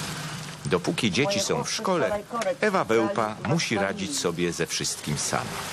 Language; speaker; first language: Polish; native; Polish